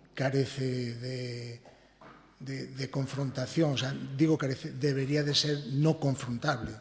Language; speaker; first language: Spanish; native; Spanish